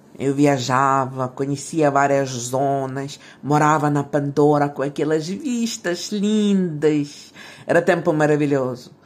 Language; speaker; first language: Portuguese; non-native, fluent; Ukrainian